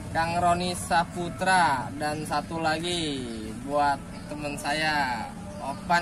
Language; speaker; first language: Indonesian; native; Indonesian